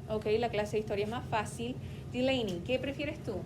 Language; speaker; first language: Spanish; non-native, fluent; English